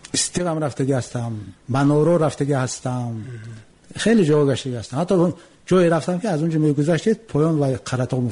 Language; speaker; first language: Tajik; native; Tajik